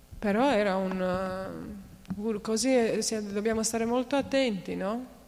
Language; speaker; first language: Italian; non-native, fluent; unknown